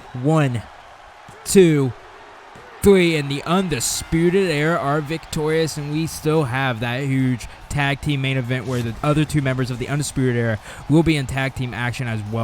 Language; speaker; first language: English; native; English